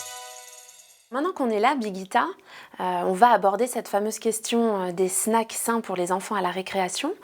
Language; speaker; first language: French; native; French